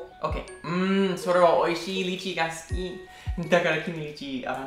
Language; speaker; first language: Japanese; non-native, learner; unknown